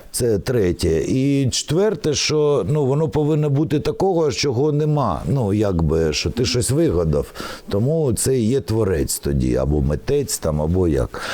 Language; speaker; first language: Ukrainian; non-native, local second language; Russian